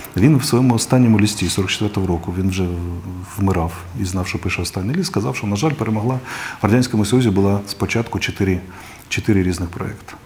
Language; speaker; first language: Ukrainian; non-native, local second language; Russian